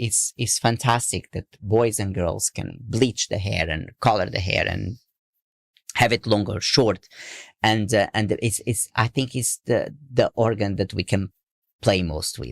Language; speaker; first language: English; non-native, fluent; Portuguese